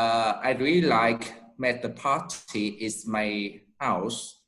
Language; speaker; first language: English; non-native, learner; Vietnamese